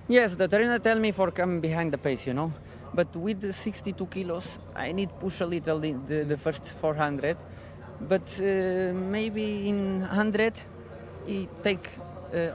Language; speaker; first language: English; non-native, learner; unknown